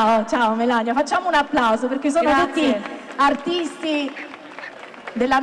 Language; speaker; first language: Italian; native; Italian